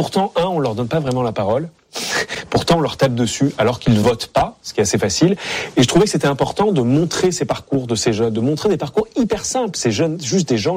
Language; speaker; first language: French; native; French